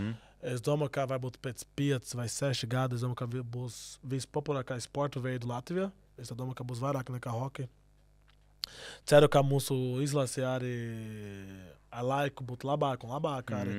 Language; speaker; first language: Latvian; non-native, learner; Portuguese